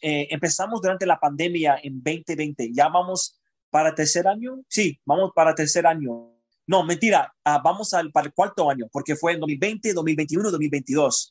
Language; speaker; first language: Spanish; early bilingual, heritage; Spanish